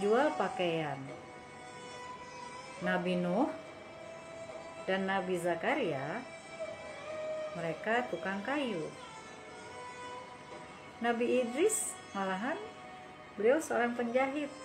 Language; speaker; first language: Indonesian; native; Indonesian